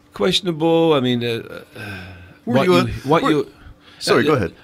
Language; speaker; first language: English; native; English